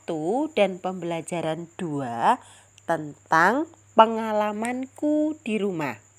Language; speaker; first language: Indonesian; native; Indonesian